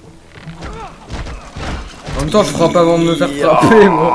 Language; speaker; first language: French; native; French